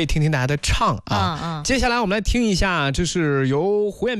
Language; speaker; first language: Chinese; native; Chinese